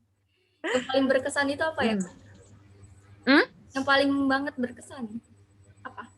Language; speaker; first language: Indonesian; non-native, learner; Japanese